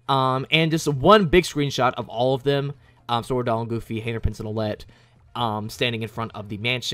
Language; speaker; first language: English; native; English